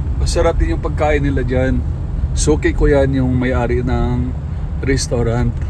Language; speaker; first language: Filipino; non-native, local second language; Cebuano